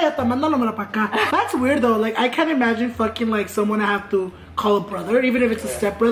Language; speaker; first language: English; early bilingual, other home language; Spanish